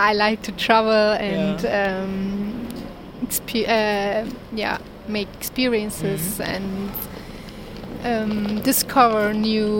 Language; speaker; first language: English; non-native, learner; Turkish